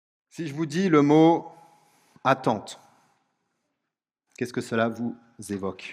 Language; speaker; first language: French; native; French